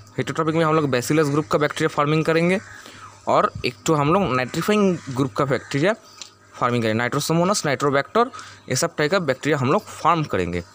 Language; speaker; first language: Hindi; non-native, local second language; Bangla